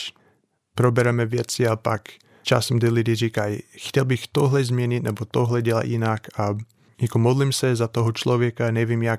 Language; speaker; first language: Czech; non-native, fluent; English